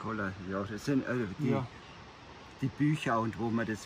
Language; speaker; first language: German; native; German